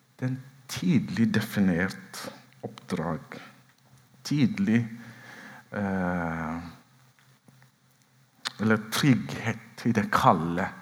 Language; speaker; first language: Norwegian; non-native, fluent; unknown